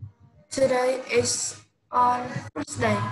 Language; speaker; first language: English; non-native, learner; Vietnamese